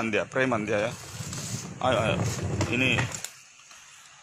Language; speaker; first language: Indonesian; native; Indonesian